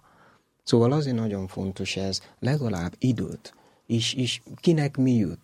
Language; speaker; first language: Hungarian; non-native, learner; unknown